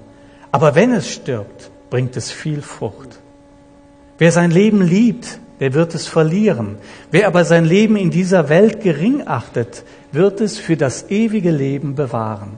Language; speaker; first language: German; native; German